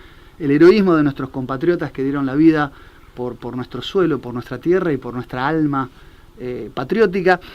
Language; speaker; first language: Spanish; native; Spanish